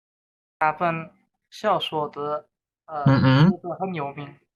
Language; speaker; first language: Chinese; non-native, learner; Indonesian